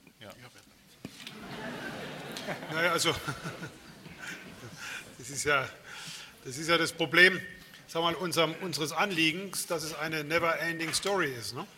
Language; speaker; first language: German; native; German